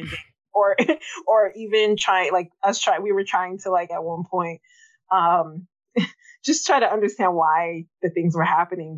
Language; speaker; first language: English; native; English